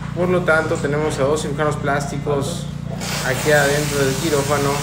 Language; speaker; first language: Spanish; native; Spanish